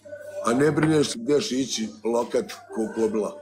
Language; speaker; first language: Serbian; early bilingual, heritage; Bosnian